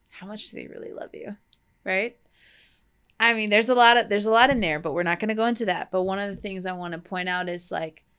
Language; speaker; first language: English; native; English